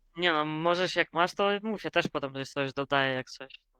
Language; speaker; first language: Polish; non-native, fluent; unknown